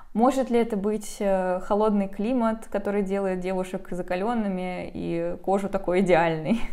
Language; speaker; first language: Russian; native; Russian